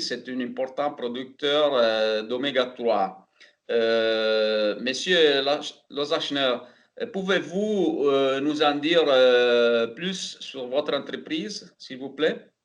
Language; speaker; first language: French; non-native, fluent; Italian